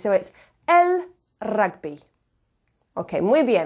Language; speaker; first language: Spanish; non-native, fluent; English